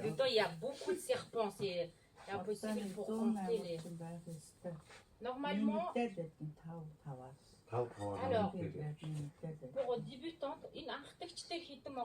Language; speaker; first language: French; non-native, learner; Mongolian